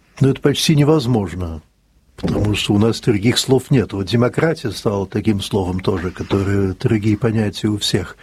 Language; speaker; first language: Russian; early bilingual, heritage; Russian